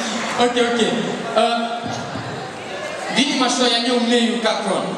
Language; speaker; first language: Russian; non-native, learner; French